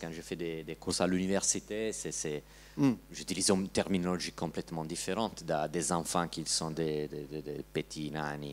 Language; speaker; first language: French; non-native, learner; Italian